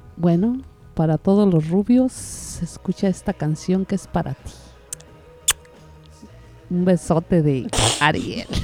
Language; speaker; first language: Spanish; native; Spanish